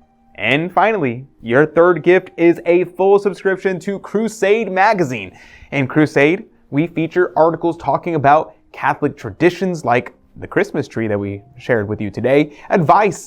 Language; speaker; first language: English; native; English